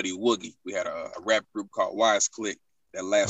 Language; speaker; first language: English; native; English